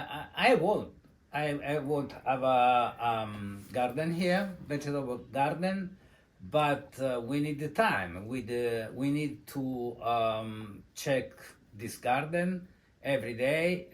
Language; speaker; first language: English; non-native, learner; Italian